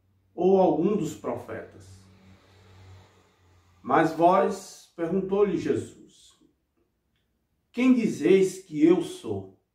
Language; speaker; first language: Portuguese; native; Portuguese